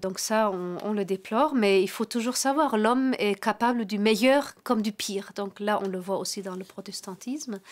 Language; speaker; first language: French; non-native, fluent; German